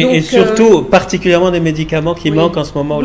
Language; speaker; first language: French; native; French